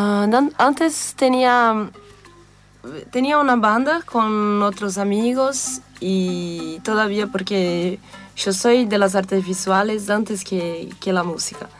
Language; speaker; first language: Spanish; non-native, fluent; Portuguese